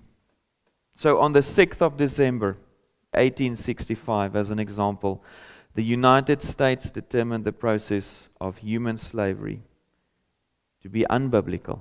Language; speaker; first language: English; non-native, local second language; Afrikaans